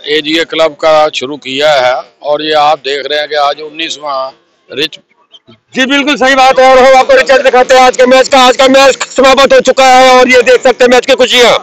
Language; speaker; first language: Hindi; non-native, local second language; Punjabi